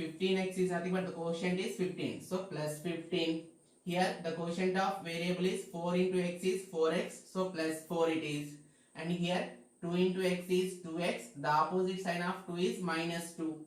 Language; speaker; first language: English; non-native, local second language; Telugu